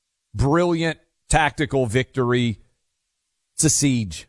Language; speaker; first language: English; native; English